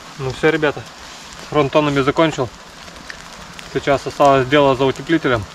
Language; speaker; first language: Russian; native; Russian